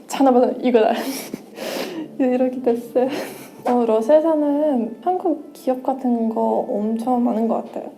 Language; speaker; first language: Korean; non-native, fluent; Russian